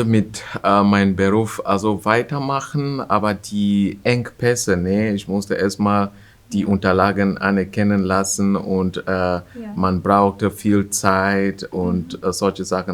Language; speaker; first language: German; non-native, fluent; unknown